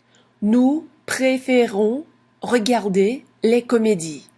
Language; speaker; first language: French; non-native, fluent; English